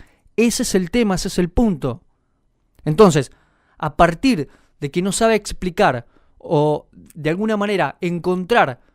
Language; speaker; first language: Spanish; native; Spanish